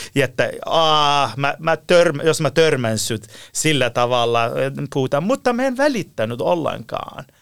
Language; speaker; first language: Finnish; non-native, fluent; Persian